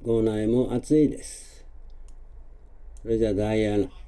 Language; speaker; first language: Japanese; native; Japanese